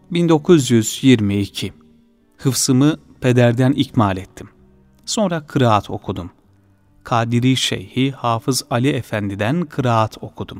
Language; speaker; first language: Turkish; native; Turkish